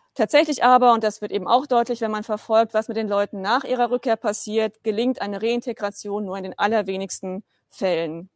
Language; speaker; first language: German; native; German